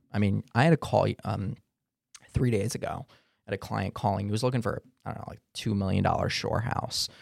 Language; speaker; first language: English; non-native, fluent; Hebrew